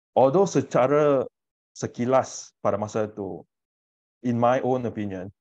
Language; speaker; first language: English; non-native, local second language; Min Nan Chinese